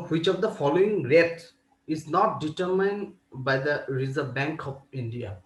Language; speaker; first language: English; non-native, local second language; Bangla